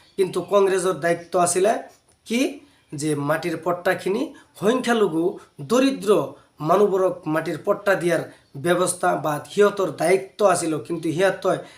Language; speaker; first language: Assamese; non-native, local second language; Bangla